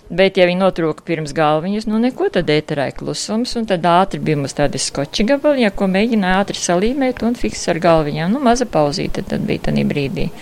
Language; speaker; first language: Latvian; native; Latvian